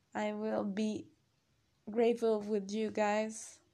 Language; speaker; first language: English; non-native, learner; Spanish